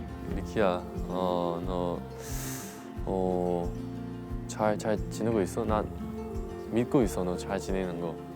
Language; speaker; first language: Korean; non-native, learner; Chinese